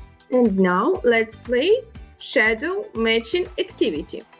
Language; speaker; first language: English; non-native, learner; Ukrainian